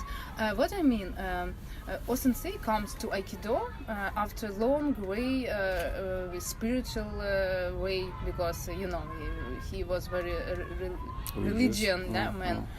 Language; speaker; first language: English; non-native, learner; Russian